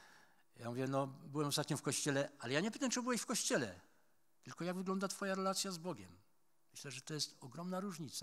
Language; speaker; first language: Polish; native; Polish